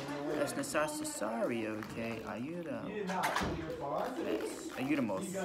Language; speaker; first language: Spanish; non-native, learner; English